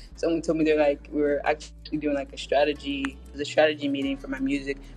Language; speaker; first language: English; native; English